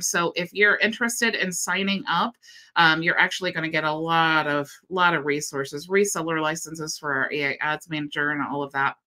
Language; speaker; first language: English; native; English